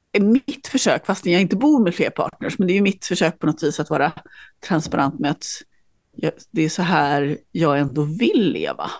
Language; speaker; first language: Swedish; native; Swedish